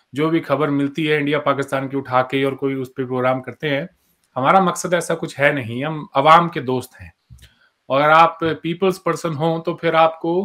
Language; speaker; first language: Hindi; native; Hindi